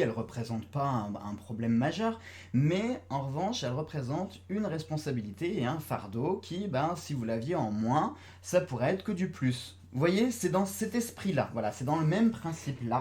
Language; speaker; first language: French; native; French